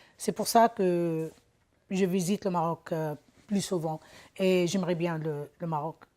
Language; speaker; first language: French; non-native, local second language; Arabic